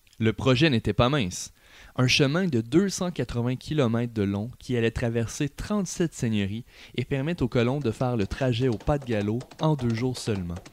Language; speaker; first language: French; native; French